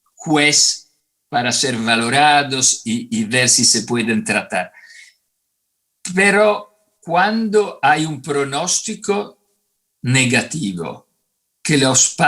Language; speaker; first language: Spanish; non-native, fluent; Italian